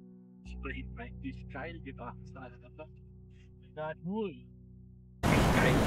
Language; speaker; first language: German; native; German